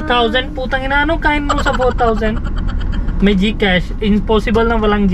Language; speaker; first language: Filipino; non-native, learner; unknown